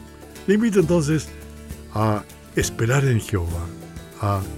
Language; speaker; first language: Spanish; non-native, fluent; English